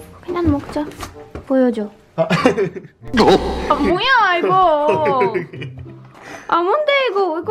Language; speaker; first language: Korean; non-native, learner; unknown